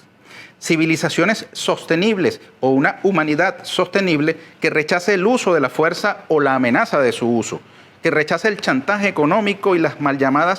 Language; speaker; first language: Spanish; native; Spanish